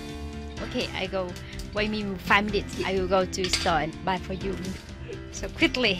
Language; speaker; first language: English; non-native, learner; Vietnamese